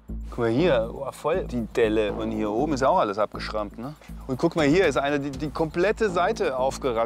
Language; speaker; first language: German; native; German